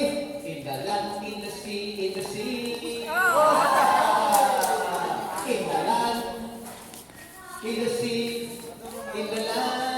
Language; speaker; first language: English; non-native, fluent; Filipino